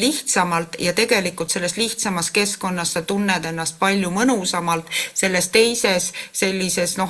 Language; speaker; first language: Estonian; native; Estonian